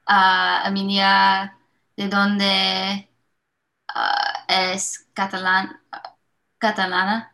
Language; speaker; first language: Spanish; non-native, learner; English